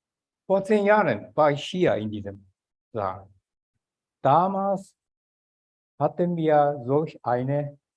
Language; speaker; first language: German; non-native, fluent; Japanese